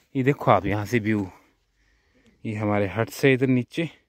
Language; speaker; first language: Hindi; native; Hindi